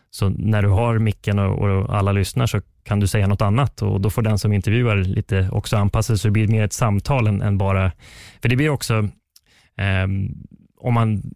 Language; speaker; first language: Swedish; native; Swedish